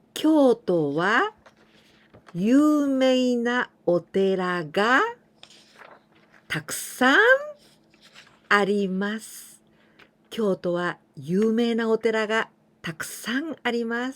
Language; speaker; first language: Japanese; non-native, fluent; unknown